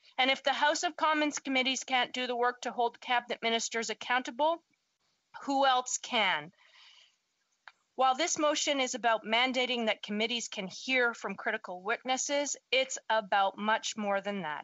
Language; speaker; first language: English; native; English